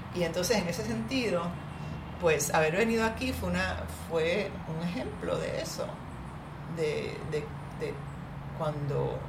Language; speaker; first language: Spanish; native; Spanish